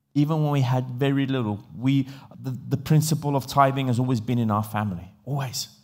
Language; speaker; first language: English; native; English